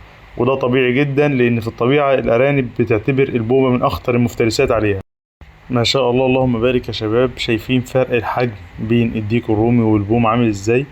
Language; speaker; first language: Arabic; native; Arabic